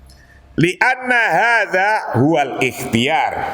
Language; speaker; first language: Arabic; non-native, fluent; Indonesian